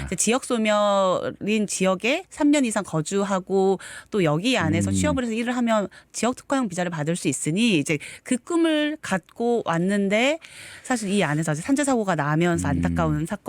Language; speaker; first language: Korean; native; Korean